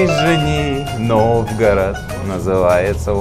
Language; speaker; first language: Russian; native; Russian